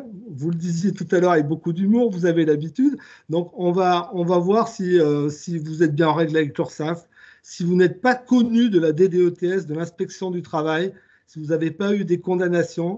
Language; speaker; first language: French; native; French